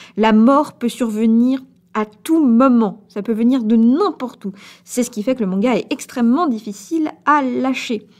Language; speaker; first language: French; native; French